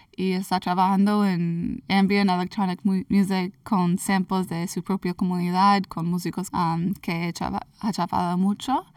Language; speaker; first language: Spanish; early bilingual, heritage; English